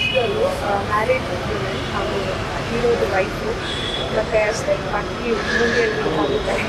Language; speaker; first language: Kannada; non-native, learner; Malayalam